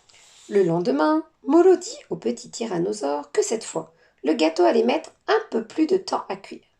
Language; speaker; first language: French; native; French